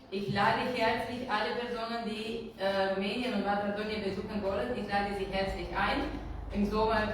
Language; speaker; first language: German; non-native, fluent; Romanian